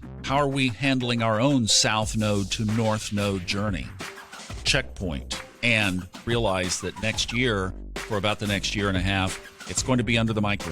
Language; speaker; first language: English; native; English